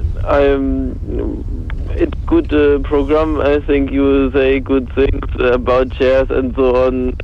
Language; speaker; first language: English; non-native, learner; German